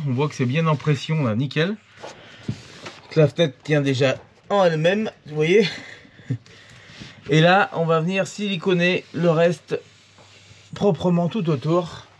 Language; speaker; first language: French; native; French